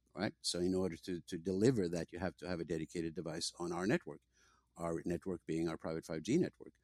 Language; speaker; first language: English; non-native, fluent; Norwegian